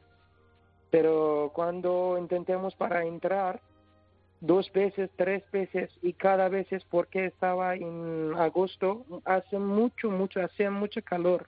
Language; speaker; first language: Spanish; non-native, learner; Persian